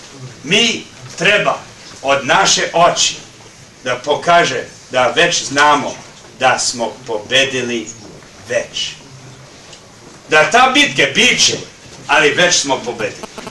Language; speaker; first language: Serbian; early bilingual, heritage; Serbian